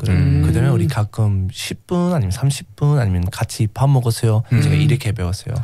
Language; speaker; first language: Korean; non-native, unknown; English